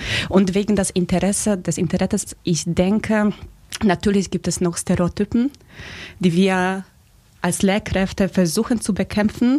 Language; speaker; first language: German; early bilingual, other home language; Polish